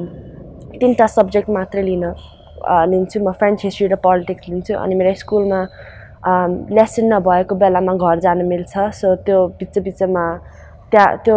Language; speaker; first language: Nepali; early bilingual, heritage; Nepali